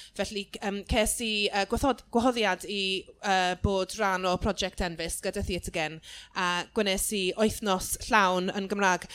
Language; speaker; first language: Welsh; non-native, local second language; English